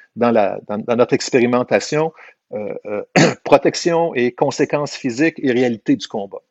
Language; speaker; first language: French; native; French